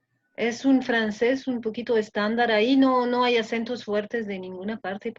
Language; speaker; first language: Spanish; non-native, fluent; French